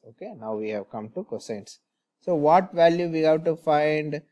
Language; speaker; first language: English; non-native, local second language; Tamil